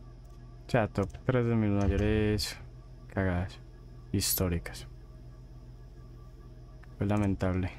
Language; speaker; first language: Spanish; native; Spanish